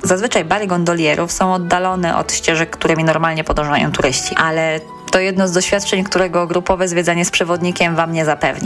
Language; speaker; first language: Polish; native; Polish